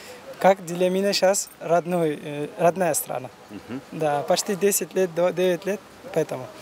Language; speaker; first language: Russian; non-native, learner; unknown